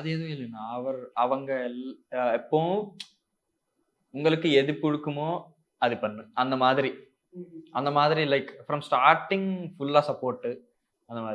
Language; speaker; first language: Tamil; non-native, learner; Telugu